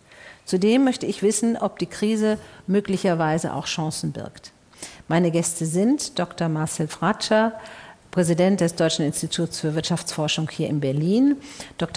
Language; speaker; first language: German; native; German